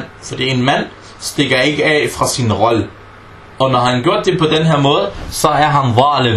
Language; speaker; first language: Danish; non-native, fluent; Arabic